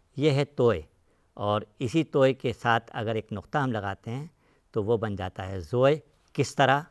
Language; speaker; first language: Hindi; native; Hindi